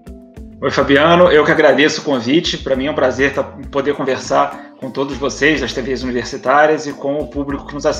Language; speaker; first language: Portuguese; native; Portuguese